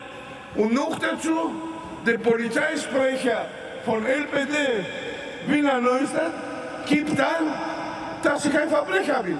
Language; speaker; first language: German; non-native, fluent; Greek